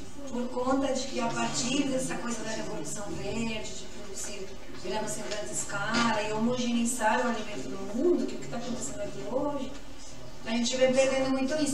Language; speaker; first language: Portuguese; non-native, fluent; Spanish